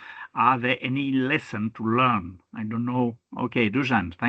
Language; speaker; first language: English; non-native, fluent; French